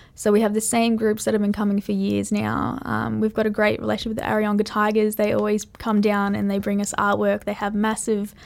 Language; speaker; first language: English; native; English